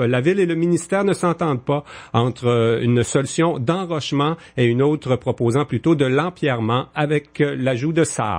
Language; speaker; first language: French; native; French